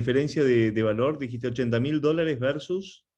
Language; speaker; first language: Spanish; native; Spanish